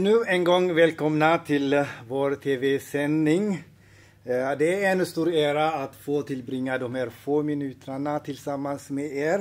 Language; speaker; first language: Swedish; non-native, fluent; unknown